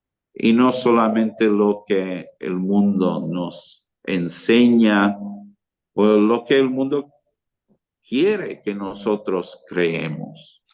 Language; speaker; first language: Spanish; non-native, fluent; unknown